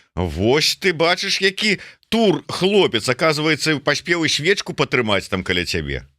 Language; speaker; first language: Belarusian; native; Belarusian